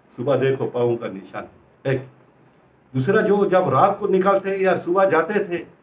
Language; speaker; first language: Hindi; native; Hindi